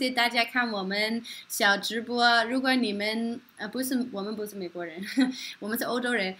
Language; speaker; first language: Chinese; non-native, fluent; Norwegian